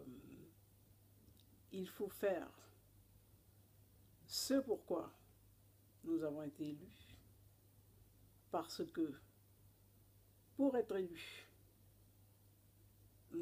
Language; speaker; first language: French; non-native, local second language; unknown